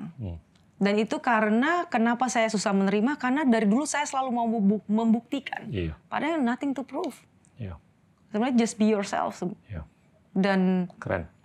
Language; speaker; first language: Indonesian; native; Indonesian